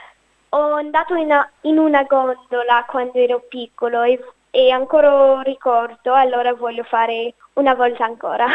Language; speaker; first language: Italian; non-native, learner; English